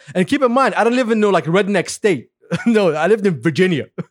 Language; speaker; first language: English; non-native, fluent; Arabic